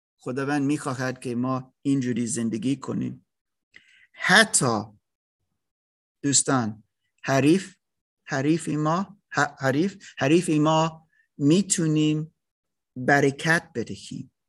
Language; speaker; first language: Persian; non-native, learner; English